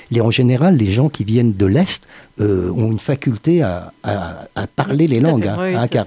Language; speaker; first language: French; native; French